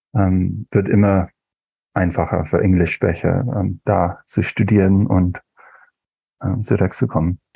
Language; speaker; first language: German; non-native, fluent; English